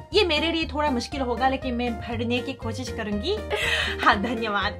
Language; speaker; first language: Hindi; non-native, fluent; Japanese